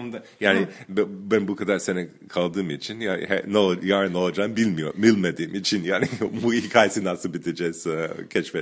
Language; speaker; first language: Turkish; non-native, fluent; English